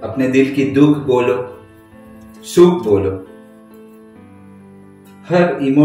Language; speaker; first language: Hindi; non-native, local second language; Bangla